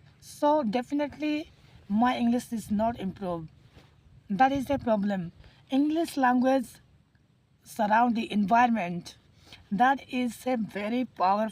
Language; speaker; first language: English; non-native, learner; Hindi